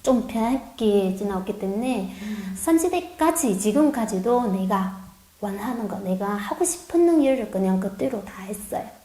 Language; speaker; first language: Korean; non-native, learner; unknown